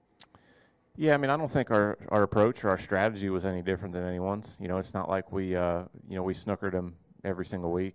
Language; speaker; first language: English; native; English